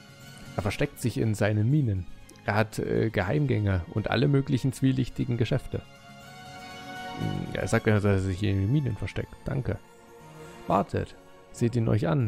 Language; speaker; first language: German; native; German